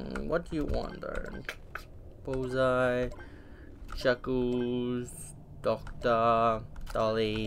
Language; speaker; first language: English; native; English